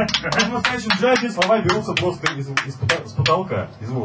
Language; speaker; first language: Russian; native; Russian